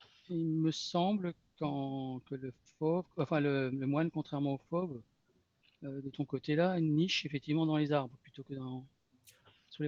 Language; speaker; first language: French; native; French